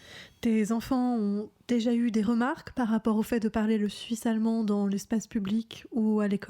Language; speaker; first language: French; native; French